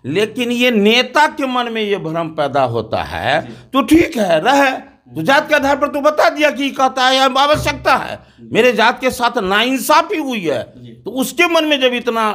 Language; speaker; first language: Hindi; native; Hindi